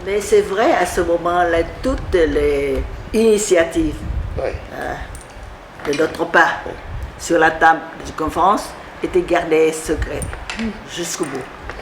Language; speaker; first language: French; non-native, fluent; Vietnamese